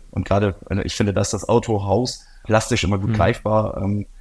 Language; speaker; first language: German; native; German